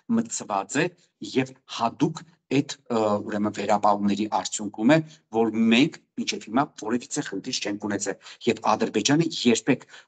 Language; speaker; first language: Armenian; native; Armenian